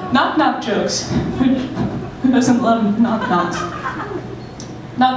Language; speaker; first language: English; native; English